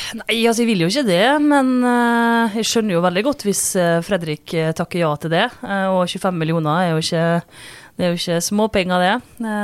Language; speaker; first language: Norwegian; native; Norwegian